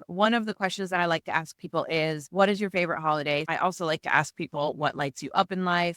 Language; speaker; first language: English; native; English